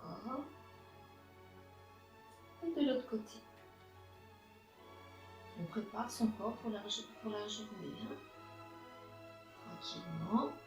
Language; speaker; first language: French; native; French